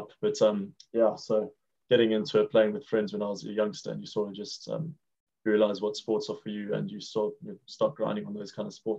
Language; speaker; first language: English; native; English